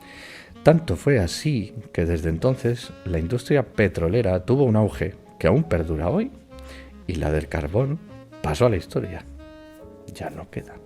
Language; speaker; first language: Spanish; native; Spanish